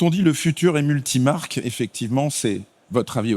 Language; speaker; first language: French; native; French